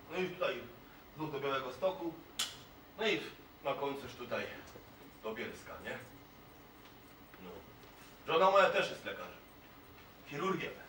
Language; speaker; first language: Polish; non-native, fluent; Kurdish